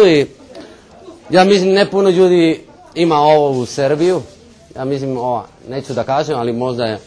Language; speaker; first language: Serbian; non-native, learner; Spanish